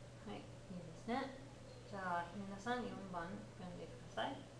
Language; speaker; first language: Japanese; non-native, fluent; English